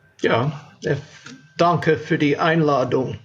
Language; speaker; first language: German; non-native, fluent; English